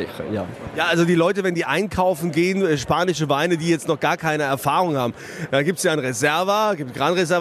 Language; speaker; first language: German; native; German